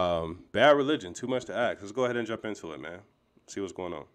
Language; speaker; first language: English; native; English